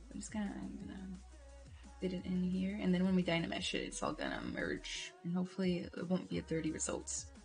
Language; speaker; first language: English; non-native, fluent; Portuguese